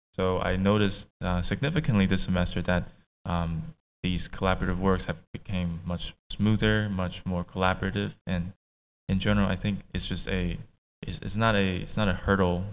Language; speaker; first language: English; native; English